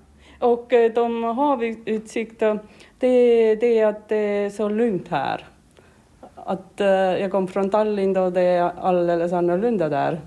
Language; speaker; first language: Swedish; non-native, learner; Estonian